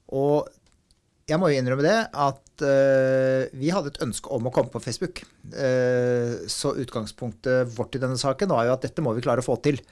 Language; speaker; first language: Norwegian; native; Norwegian